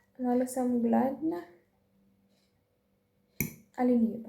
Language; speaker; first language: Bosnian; non-native, learner; Filipino